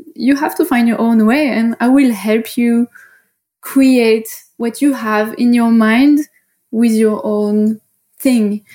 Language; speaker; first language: English; non-native, fluent; French